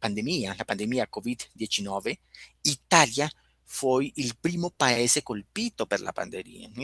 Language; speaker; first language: Italian; non-native, fluent; Spanish